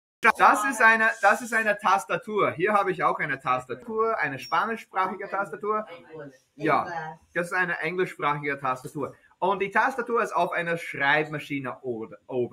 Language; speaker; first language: German; non-native, fluent; English